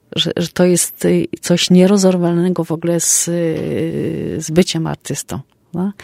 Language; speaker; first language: Polish; native; Polish